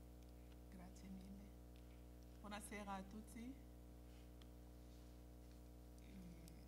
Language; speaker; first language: Italian; non-native, fluent; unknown